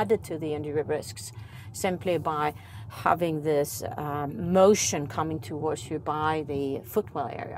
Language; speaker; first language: English; non-native, fluent; Swedish